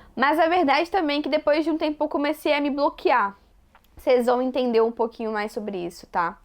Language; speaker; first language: Portuguese; native; Portuguese